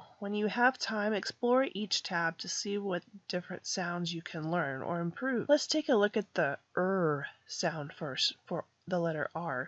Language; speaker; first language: English; native; English